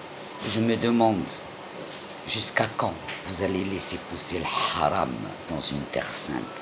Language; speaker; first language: French; non-native, local second language; Arabic